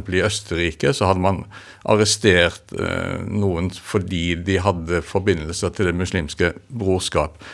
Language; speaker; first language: Norwegian; native; Norwegian